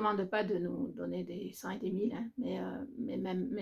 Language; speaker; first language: French; native; French